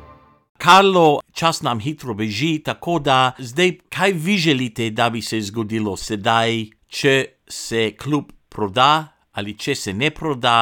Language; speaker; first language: Slovenian; non-native, local second language; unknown